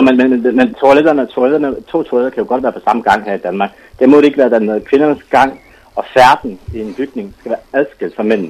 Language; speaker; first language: Danish; non-native, fluent; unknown